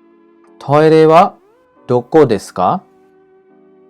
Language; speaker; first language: Japanese; non-native, fluent; Khmer